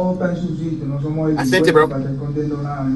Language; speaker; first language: Spanish; native; Spanish